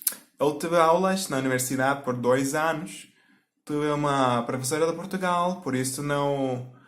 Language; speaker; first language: Portuguese; non-native, learner; Turkish